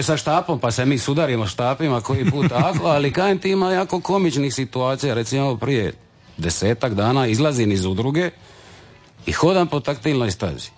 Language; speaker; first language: Serbian; native; Serbian